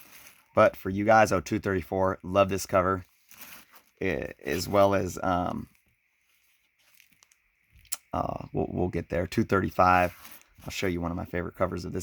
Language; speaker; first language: English; native; English